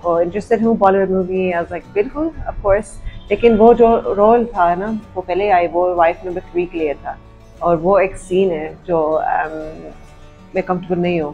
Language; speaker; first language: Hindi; early bilingual, heritage; Urdu